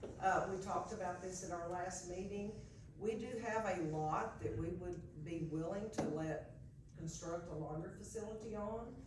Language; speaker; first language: English; native; English